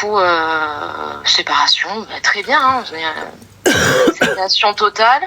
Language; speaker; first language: French; native; French